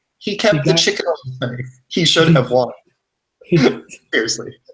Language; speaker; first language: English; native; English